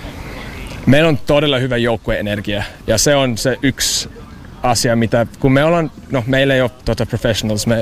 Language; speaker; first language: Finnish; non-native, fluent; English